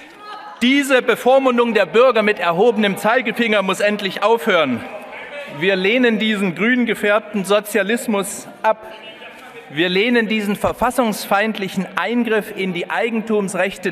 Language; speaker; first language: German; native; German